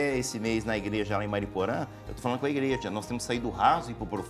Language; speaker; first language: Portuguese; native; Portuguese